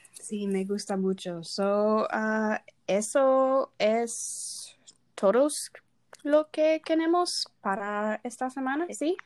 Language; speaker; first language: Spanish; non-native, learner; English